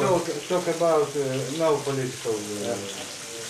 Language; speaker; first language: English; non-native, learner; Russian